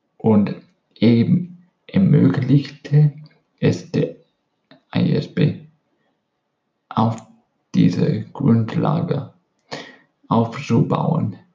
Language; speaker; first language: German; non-native, learner; English